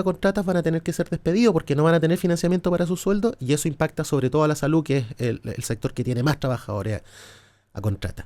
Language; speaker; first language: Spanish; native; Spanish